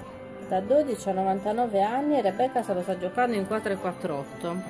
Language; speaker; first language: Italian; native; Italian